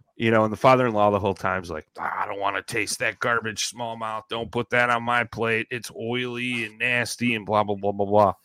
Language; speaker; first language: English; native; English